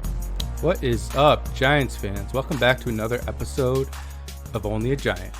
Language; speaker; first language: English; native; English